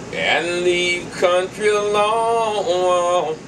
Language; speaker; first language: English; native; English